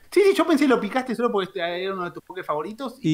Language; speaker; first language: Spanish; native; Spanish